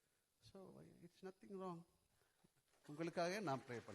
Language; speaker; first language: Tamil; non-native, learner; Malayalam